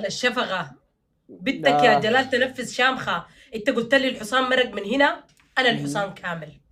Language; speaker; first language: Arabic; native; Arabic